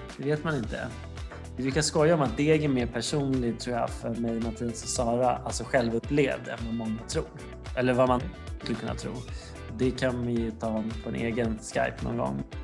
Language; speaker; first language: Swedish; early bilingual, other home language; Georgian